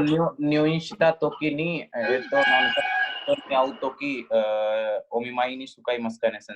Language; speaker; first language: Japanese; non-native, learner; Hindi